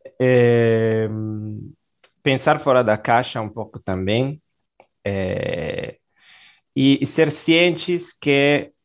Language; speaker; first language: Portuguese; non-native, fluent; Italian